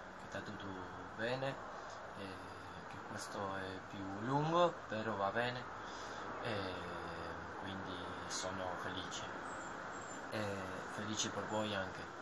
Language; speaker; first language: Italian; non-native, learner; Spanish